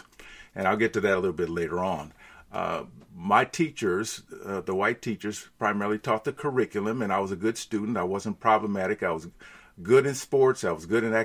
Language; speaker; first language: English; native; English